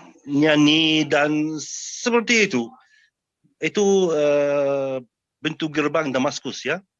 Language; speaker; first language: Indonesian; non-native, fluent; Arabic